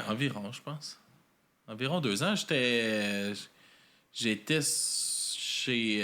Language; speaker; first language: French; native; French